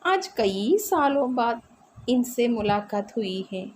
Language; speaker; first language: Hindi; non-native, local second language; Malayalam